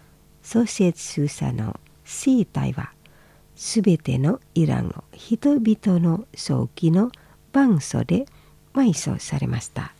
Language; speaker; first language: Japanese; non-native, fluent; Indonesian